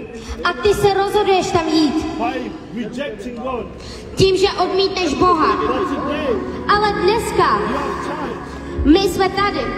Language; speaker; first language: Czech; non-native, fluent; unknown